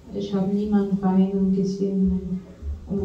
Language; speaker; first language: German; non-native, fluent; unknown